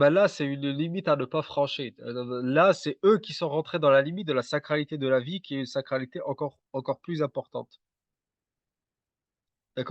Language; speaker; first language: French; native; French